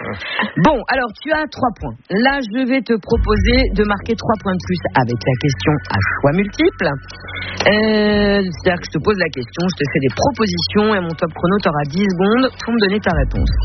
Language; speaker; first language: French; native; French